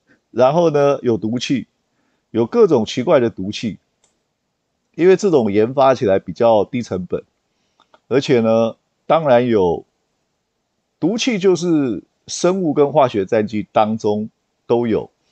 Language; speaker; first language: Chinese; native; Chinese